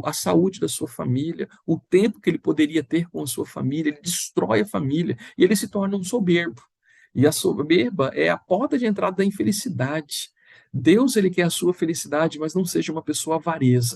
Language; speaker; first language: Portuguese; native; Portuguese